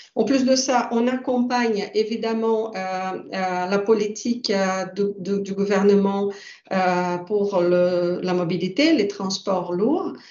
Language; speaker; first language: French; non-native, fluent; Portuguese